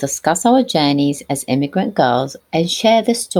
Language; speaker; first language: English; non-native, fluent; Arabic